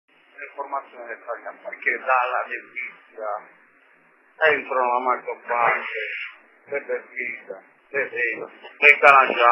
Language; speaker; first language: Italian; native; Italian